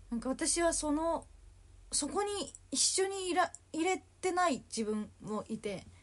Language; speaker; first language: Japanese; native; Japanese